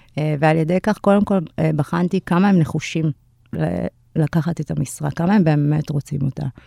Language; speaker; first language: Hebrew; early bilingual, other home language; Amharic